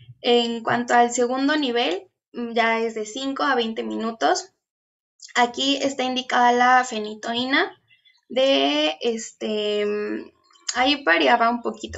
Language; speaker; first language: Spanish; native; Spanish